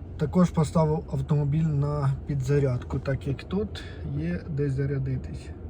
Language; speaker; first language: Ukrainian; non-native, local second language; Russian